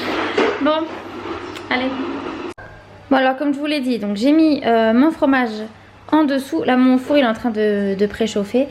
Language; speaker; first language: French; native; French